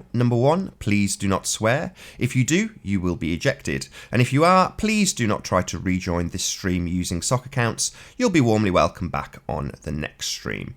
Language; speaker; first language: English; native; English